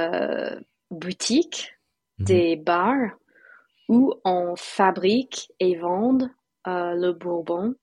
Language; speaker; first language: French; non-native, fluent; English